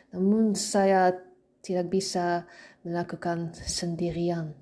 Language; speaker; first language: Indonesian; early bilingual, heritage; Indonesian